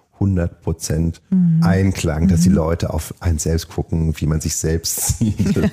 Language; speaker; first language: German; native; German